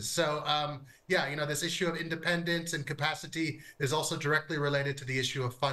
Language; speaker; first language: English; native; English